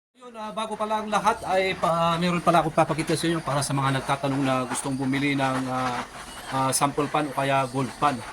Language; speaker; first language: Filipino; non-native, local second language; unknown